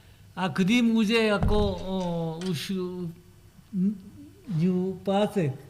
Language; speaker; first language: Czech; non-native, learner; Korean